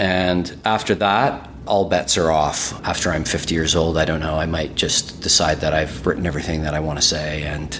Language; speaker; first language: English; early bilingual, other home language; German